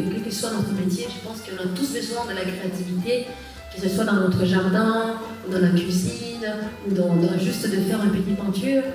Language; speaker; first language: French; early bilingual, other home language; Spanish